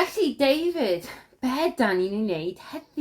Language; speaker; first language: Welsh; non-native, learner; English